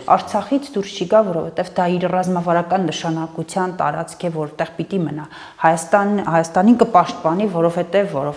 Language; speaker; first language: Armenian; native; Armenian